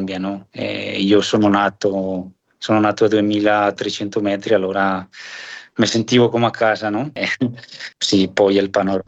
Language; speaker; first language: Italian; non-native, fluent; Spanish